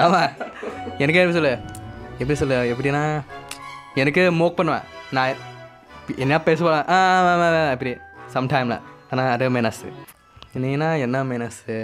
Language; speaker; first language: Tamil; non-native, learner; Thai